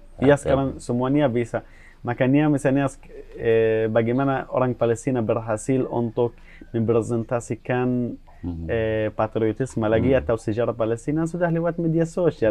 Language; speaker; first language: Indonesian; non-native, fluent; Arabic